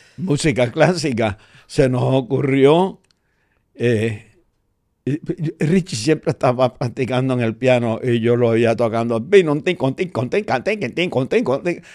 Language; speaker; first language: Spanish; native; Spanish